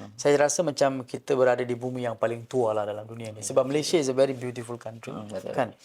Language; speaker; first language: Malay; non-native, local second language; Tamil